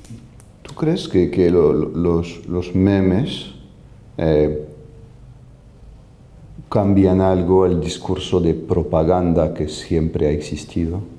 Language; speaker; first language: Spanish; non-native, fluent; French